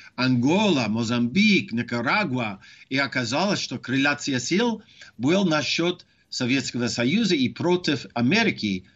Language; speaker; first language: Russian; non-native, fluent; English